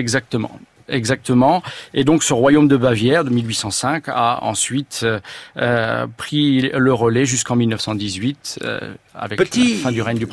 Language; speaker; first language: French; native; French